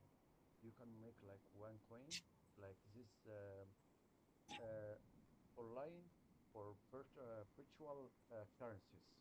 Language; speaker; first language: English; non-native, learner; Arabic